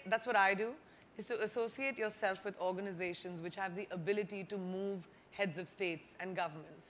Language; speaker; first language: English; non-native, local second language; Hindi